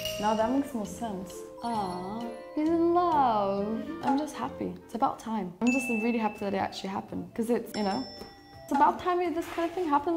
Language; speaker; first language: English; native; English